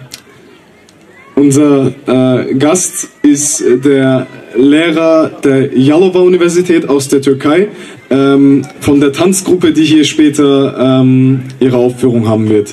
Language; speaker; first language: German; early bilingual, other home language; Turkish